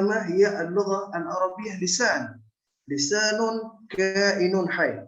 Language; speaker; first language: Arabic; non-native, fluent; Indonesian